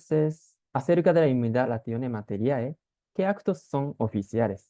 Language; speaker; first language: Spanish; non-native, fluent; Japanese